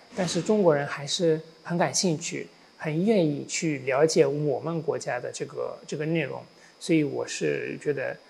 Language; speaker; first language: Chinese; non-native, fluent; Hungarian